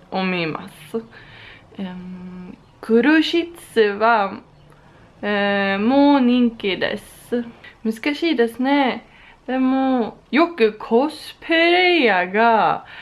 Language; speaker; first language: Japanese; non-native, learner; Swedish